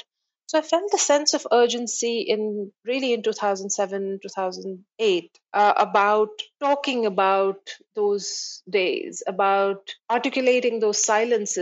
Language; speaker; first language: English; non-native, local second language; Kashmiri